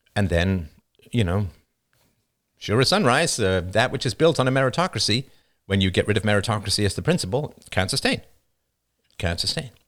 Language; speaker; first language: English; native; English